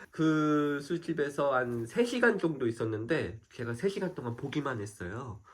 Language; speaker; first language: Korean; native; Korean